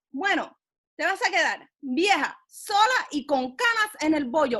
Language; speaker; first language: Spanish; early bilingual, other home language; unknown